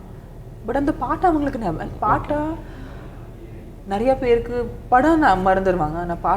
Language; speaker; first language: Tamil; non-native, fluent; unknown